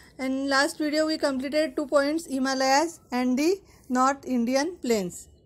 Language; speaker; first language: English; non-native, local second language; Marathi